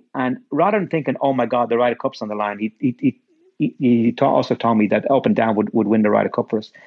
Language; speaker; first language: English; native; English